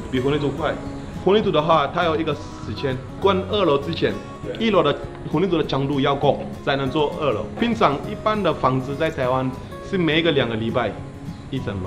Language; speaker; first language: Chinese; non-native, fluent; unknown